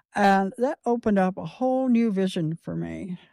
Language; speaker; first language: English; native; English